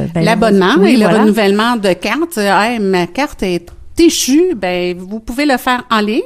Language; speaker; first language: French; native; French